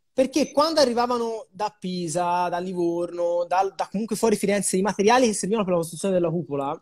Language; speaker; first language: Italian; native; Italian